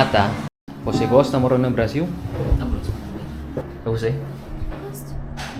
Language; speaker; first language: Portuguese; non-native, learner; Indonesian